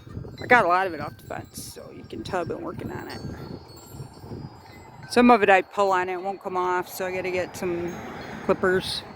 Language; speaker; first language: English; native; English